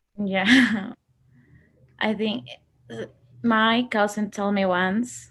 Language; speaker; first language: English; non-native, learner; Spanish